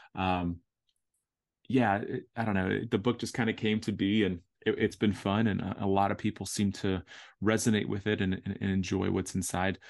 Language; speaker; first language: English; native; English